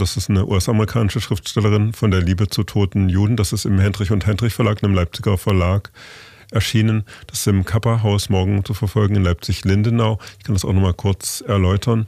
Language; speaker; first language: German; native; German